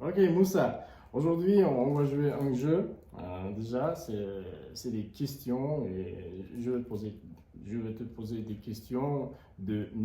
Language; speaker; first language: French; non-native, fluent; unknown